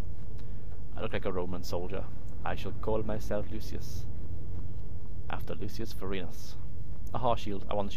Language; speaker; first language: English; native; English